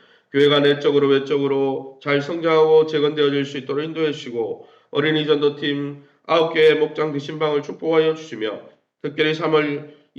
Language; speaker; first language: Korean; native; Korean